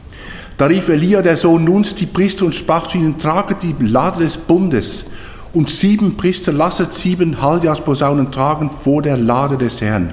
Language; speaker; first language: German; native; German